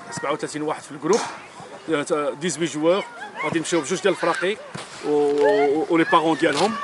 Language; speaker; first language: Arabic; early bilingual, heritage; Arabic